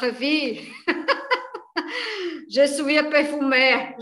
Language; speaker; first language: French; non-native, learner; Portuguese